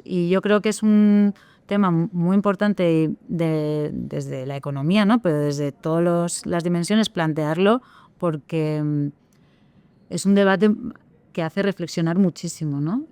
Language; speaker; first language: Spanish; native; Spanish